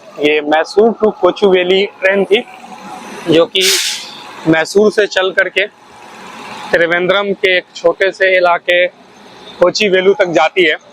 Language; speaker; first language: Hindi; native; Hindi